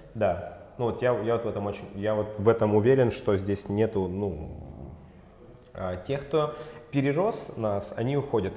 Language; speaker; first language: Russian; native; Russian